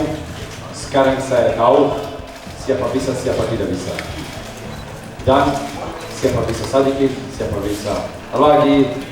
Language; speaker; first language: Indonesian; non-native, learner; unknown